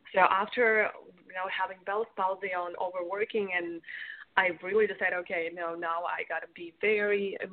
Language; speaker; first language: English; non-native, fluent; Russian